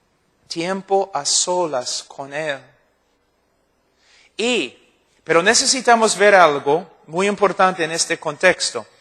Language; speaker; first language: Spanish; non-native, fluent; English